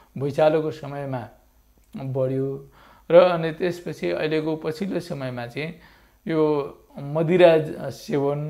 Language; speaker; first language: Nepali; native; Nepali